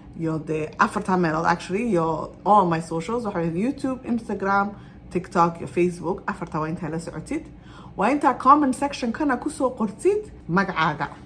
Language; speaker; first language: Somali; early bilingual, heritage; Somali